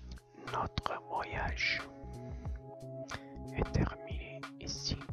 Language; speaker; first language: French; non-native, learner; Italian